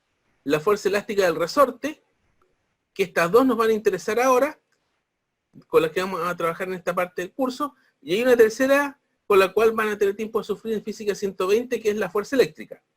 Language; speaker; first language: Spanish; native; Spanish